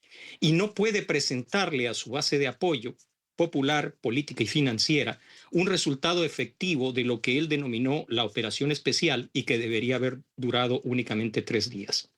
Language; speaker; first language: Spanish; native; Spanish